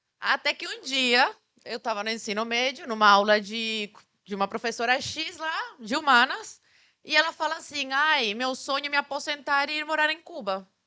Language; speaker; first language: Portuguese; early bilingual, other home language; Spanish